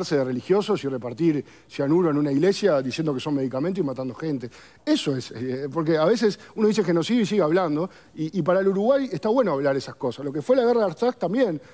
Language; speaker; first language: Spanish; native; Spanish